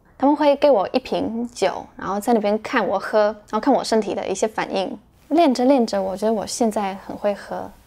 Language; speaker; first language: Chinese; non-native, fluent; Polish